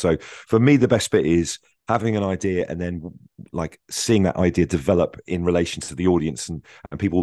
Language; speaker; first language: English; native; English